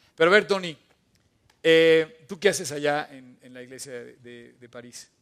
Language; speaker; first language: Spanish; native; Spanish